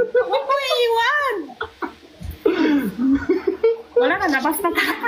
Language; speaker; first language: Filipino; non-native, learner; Chinese